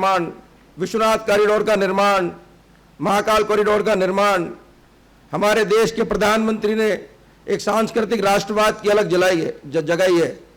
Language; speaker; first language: Hindi; native; Hindi